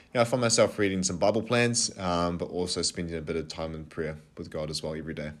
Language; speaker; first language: English; native; English